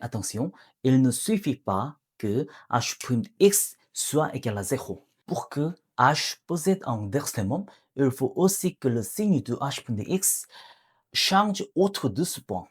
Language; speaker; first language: French; non-native, learner; Korean